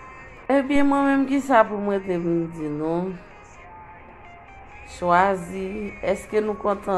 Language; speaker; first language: French; non-native, local second language; Haitian Creole